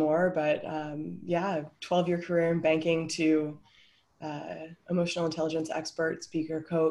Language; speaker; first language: English; native; English